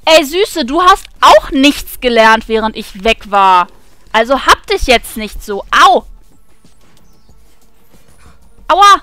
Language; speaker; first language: German; native; German